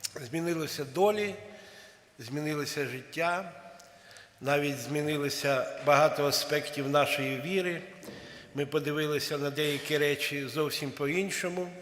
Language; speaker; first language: Ukrainian; non-native, local second language; Russian